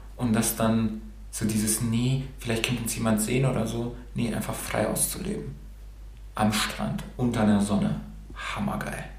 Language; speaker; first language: German; early bilingual, other home language; Romanian